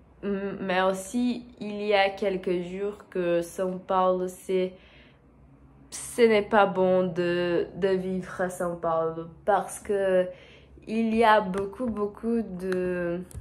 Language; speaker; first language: French; non-native, learner; Portuguese